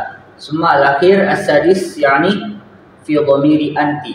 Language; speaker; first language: Arabic; non-native, learner; Indonesian